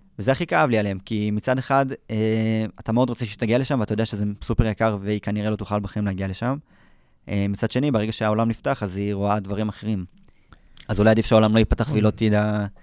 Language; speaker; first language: Hebrew; native; Hebrew